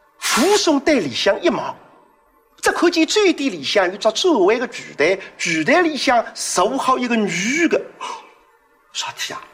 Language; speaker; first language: Chinese; non-native, local second language; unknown